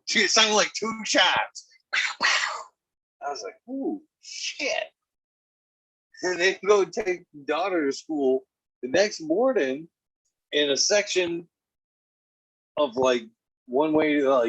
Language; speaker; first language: English; native; English